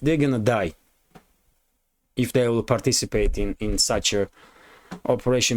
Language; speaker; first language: English; non-native, fluent; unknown